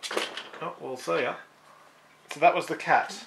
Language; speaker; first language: English; native; English